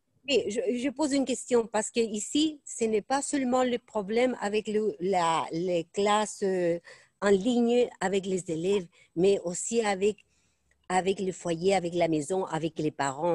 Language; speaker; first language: French; non-native, fluent; Spanish